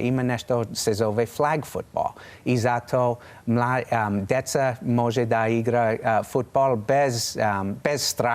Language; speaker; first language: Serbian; non-native, learner; English